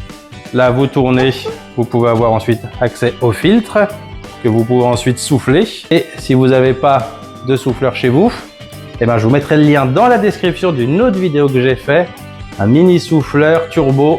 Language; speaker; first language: French; native; French